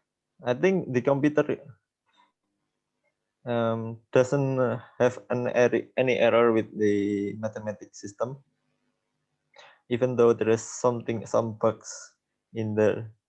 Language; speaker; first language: English; non-native, learner; Indonesian